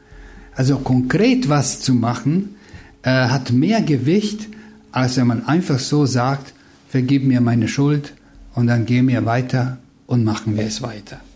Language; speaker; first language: German; non-native, fluent; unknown